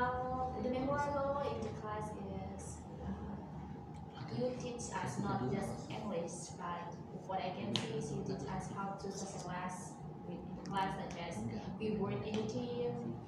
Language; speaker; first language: English; non-native, learner; Indonesian